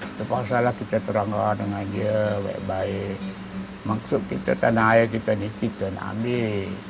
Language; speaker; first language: Malay; native; Malay